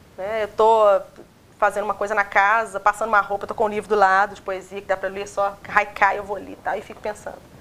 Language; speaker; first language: Portuguese; native; Portuguese